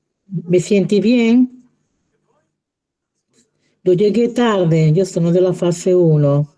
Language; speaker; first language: Spanish; non-native, learner; Italian